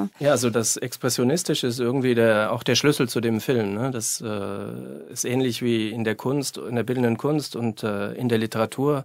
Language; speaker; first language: German; native; German